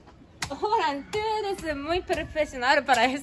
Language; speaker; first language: Spanish; non-native, learner; Japanese